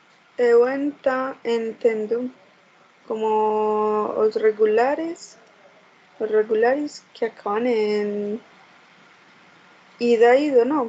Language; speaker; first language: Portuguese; non-native, learner; Spanish